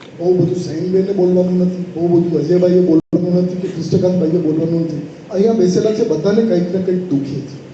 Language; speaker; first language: Gujarati; non-native, local second language; Marwari